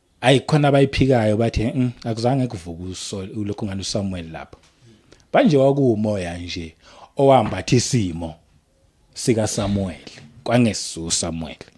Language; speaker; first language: Zulu; native; Zulu